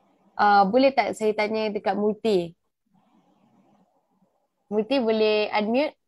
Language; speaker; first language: Malay; native; Malay